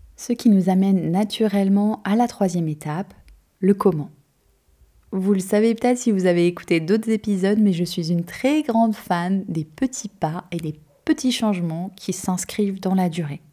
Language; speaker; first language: French; native; French